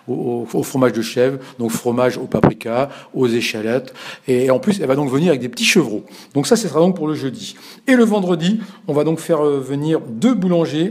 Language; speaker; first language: French; native; French